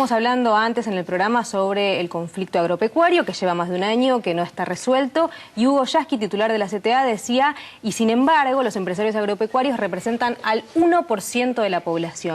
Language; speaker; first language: Spanish; native; Spanish